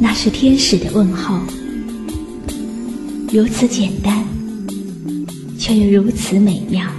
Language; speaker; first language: Chinese; native; Chinese